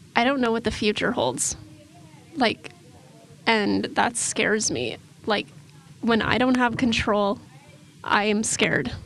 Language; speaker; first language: English; native; English